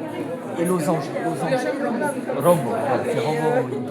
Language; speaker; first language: French; native; French